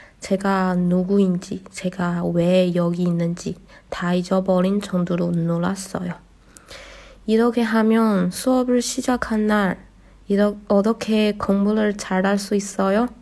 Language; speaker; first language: Korean; non-native, learner; Chinese